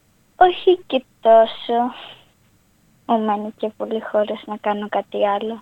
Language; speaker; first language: Greek; early bilingual, other home language; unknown